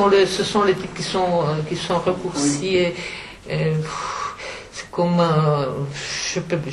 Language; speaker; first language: French; non-native, fluent; Czech